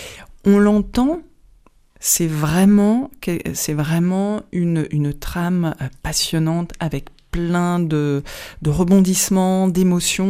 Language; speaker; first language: French; native; French